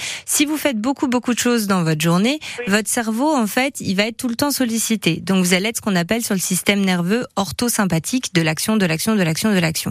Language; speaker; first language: French; native; French